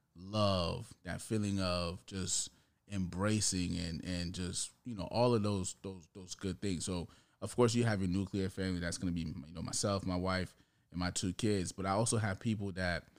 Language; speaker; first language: English; early bilingual, other home language; Haitian Creole